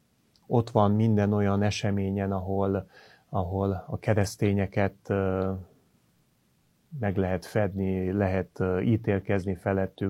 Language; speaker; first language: Hungarian; native; Hungarian